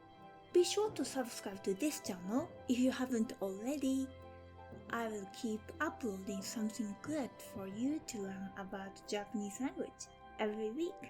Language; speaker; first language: English; non-native, fluent; Japanese